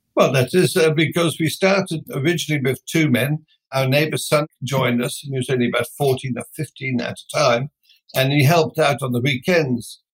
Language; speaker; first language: English; non-native, fluent; Dutch